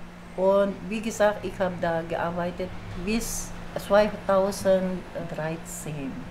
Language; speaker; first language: German; non-native, fluent; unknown